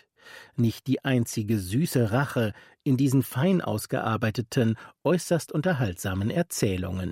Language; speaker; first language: German; native; German